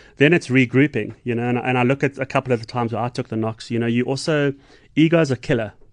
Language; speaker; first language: English; native; English